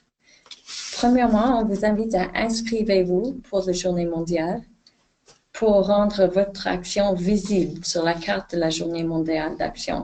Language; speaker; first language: French; non-native, fluent; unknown